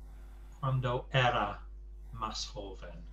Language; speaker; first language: Spanish; non-native, fluent; English